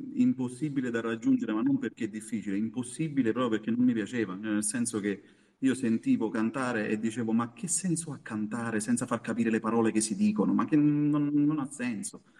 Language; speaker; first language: Italian; native; Italian